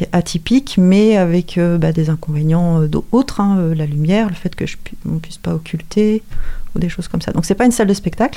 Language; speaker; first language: French; native; French